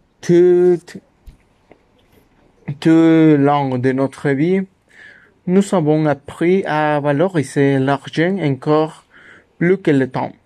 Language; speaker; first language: French; non-native, learner; Spanish